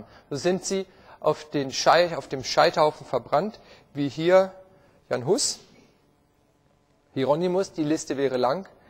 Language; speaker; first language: German; native; German